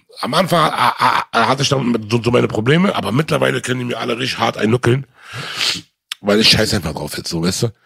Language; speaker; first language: German; early bilingual, other home language; Arabic